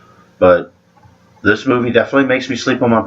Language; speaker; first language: English; native; English